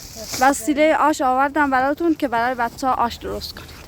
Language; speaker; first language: Persian; native; Persian